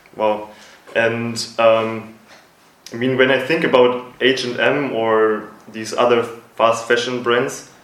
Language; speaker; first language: English; non-native, fluent; German